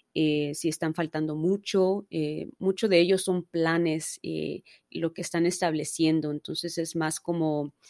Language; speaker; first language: Spanish; early bilingual, heritage; Spanish